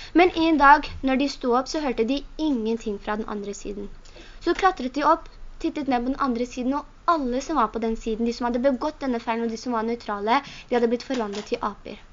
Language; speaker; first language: Norwegian; early bilingual, other home language; Urdu